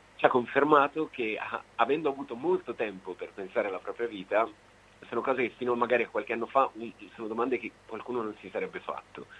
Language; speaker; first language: Italian; native; Italian